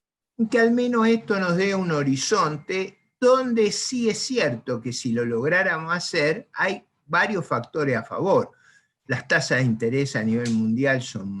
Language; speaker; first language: Spanish; native; Spanish